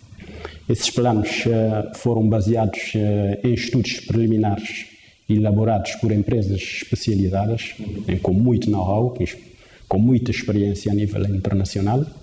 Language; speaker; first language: Portuguese; non-native, local second language; Kabuverdianu